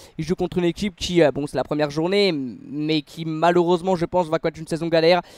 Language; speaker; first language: French; native; French